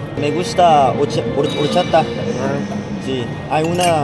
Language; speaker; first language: Spanish; non-native, learner; Korean